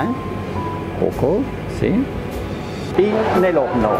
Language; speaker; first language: Spanish; non-native, learner; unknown